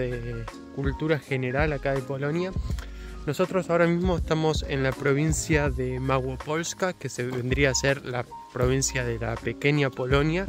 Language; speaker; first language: Spanish; native; Spanish